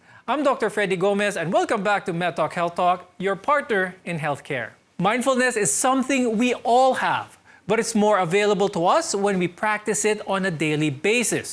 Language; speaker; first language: English; non-native, local second language; Filipino